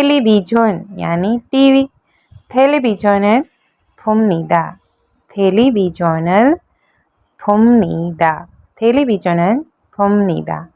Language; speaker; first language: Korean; non-native, fluent; Hindi